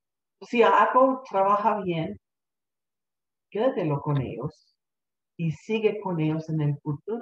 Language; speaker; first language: Spanish; early bilingual, heritage; Spanish